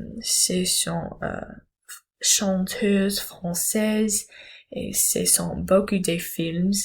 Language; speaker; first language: French; non-native, learner; English